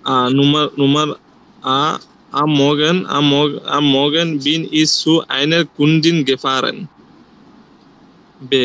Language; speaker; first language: German; non-native, learner; Bangla